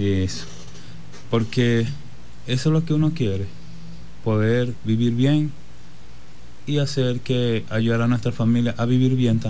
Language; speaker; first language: Portuguese; non-native, learner; Spanish